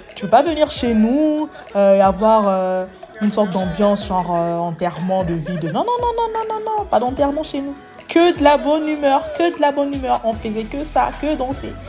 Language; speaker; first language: French; native; French